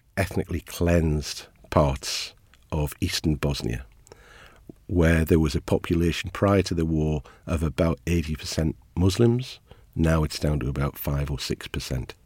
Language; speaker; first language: English; native; English